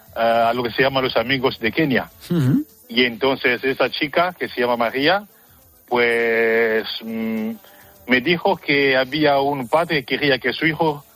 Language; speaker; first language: Spanish; non-native, fluent; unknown